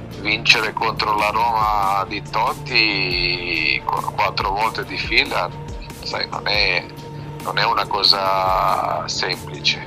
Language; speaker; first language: Italian; non-native, fluent; Serbian